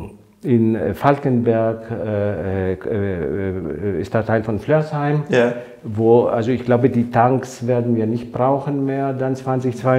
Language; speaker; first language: German; non-native, fluent; Greek